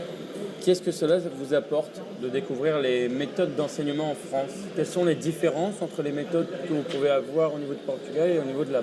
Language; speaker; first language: French; native; French